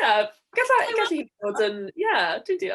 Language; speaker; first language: Welsh; non-native, local second language; English